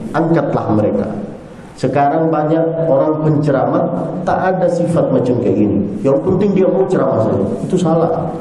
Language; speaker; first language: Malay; non-native, fluent; Arabic